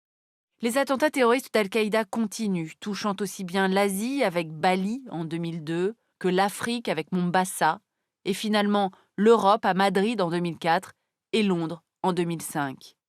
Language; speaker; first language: French; native; French